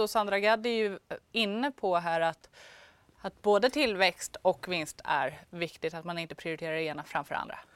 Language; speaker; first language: Swedish; native; Swedish